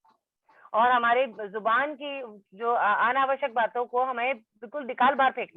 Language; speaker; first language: Hindi; native; Hindi